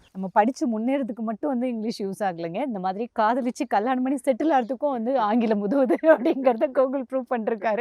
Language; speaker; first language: Tamil; native; Tamil